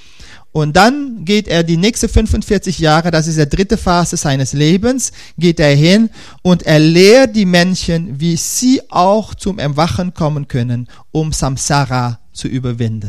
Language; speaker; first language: German; non-native, fluent; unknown